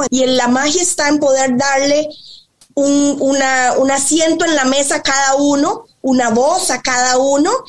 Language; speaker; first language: Spanish; native; Spanish